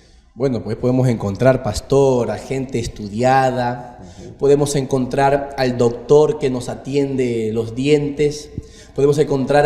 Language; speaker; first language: Spanish; native; Spanish